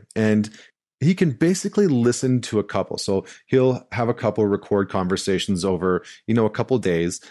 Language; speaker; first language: English; native; English